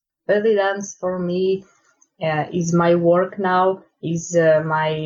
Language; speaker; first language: English; non-native, learner; Russian